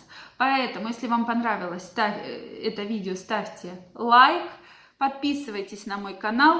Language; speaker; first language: Russian; native; Russian